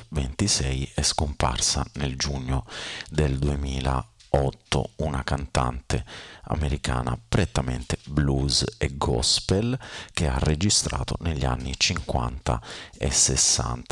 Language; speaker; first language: Italian; native; Italian